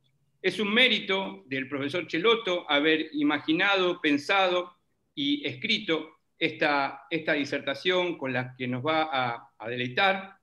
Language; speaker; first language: Spanish; native; Spanish